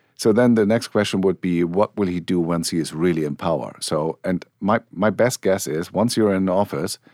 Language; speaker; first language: English; non-native, fluent; German